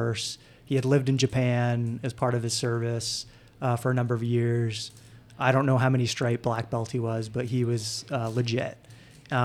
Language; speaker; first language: English; native; English